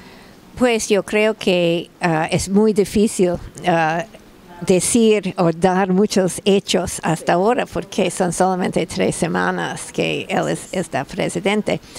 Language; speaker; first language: Spanish; non-native, fluent; English